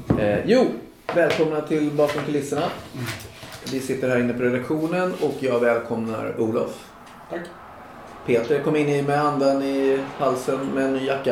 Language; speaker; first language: Swedish; native; Swedish